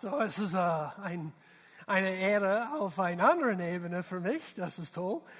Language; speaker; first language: German; non-native, fluent; English